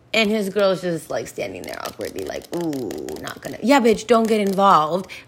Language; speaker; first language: English; early bilingual, other home language; Spanish